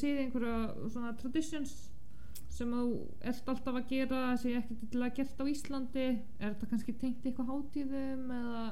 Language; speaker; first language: Icelandic; non-native, fluent; Polish